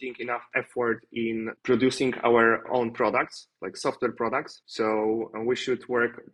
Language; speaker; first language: English; non-native, fluent; Polish